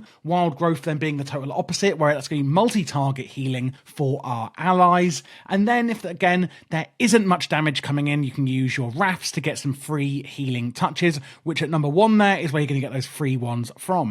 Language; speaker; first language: English; native; English